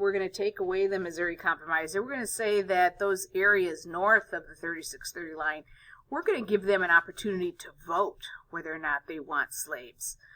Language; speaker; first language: English; native; English